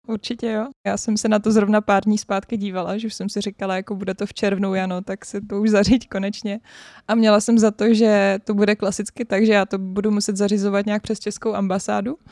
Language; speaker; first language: Czech; native; Czech